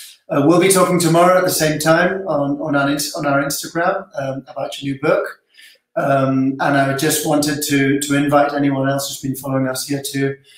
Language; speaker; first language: English; non-native, fluent; Spanish